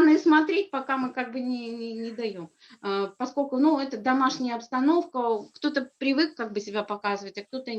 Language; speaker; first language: Russian; native; Russian